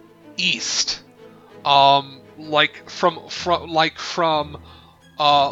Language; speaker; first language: English; native; English